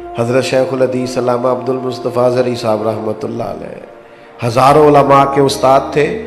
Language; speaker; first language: Urdu; non-native, local second language; Punjabi